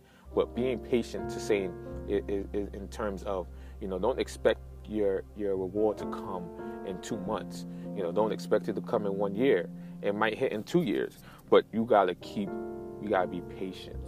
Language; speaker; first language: English; native; English